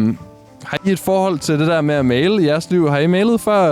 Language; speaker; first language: Danish; native; Danish